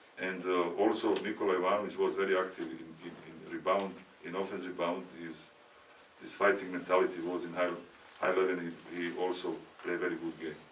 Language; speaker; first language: English; non-native, learner; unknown